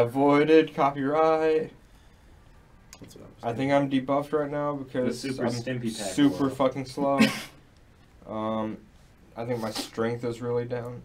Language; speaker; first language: English; native; English